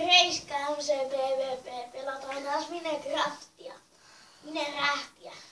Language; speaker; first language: Finnish; native; Finnish